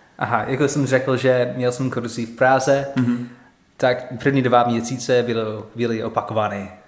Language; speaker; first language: Czech; non-native, learner; English